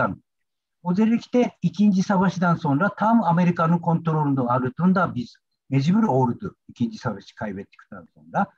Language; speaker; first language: Turkish; non-native, learner; Japanese